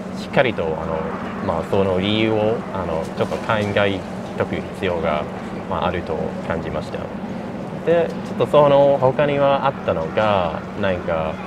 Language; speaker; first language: Japanese; non-native, fluent; English